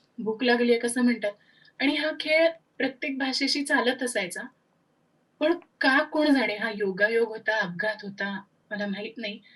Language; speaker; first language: Marathi; native; Marathi